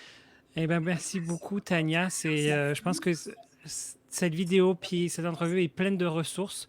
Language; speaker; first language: French; native; French